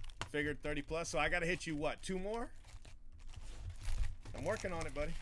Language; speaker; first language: English; native; English